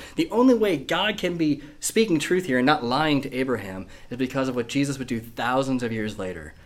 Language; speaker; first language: English; native; English